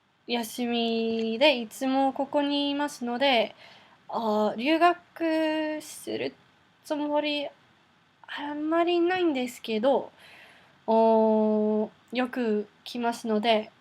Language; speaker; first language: Japanese; non-native, learner; Afrikaans